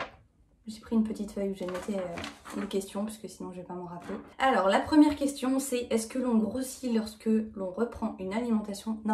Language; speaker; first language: French; native; French